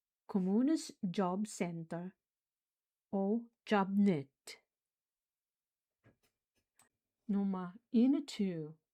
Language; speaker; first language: Danish; non-native, fluent; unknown